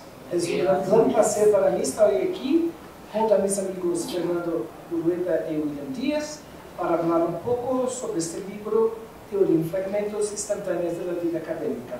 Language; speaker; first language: Spanish; non-native, fluent; Portuguese